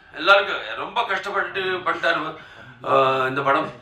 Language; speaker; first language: Tamil; non-native, local second language; Telugu